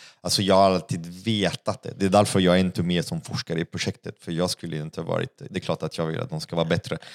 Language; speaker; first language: Swedish; non-native, fluent; French